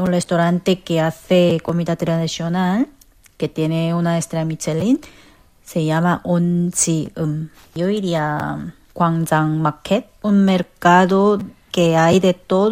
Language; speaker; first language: Spanish; non-native, fluent; Korean